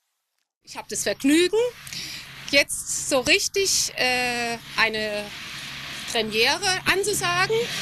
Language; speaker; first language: German; native; German